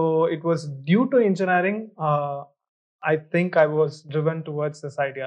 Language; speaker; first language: English; non-native, local second language; Tamil